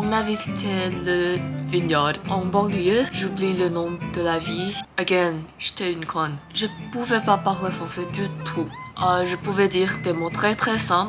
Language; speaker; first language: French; non-native, learner; Thai